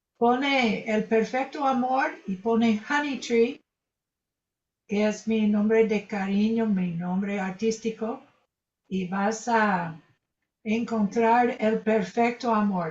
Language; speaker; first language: Spanish; non-native, fluent; English